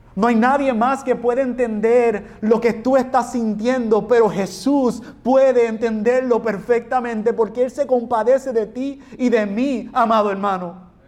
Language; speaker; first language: Spanish; non-native, fluent; English